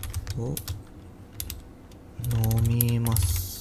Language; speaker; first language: Japanese; non-native, learner; English